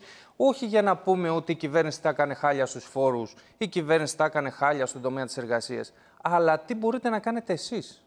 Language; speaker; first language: Greek; native; Greek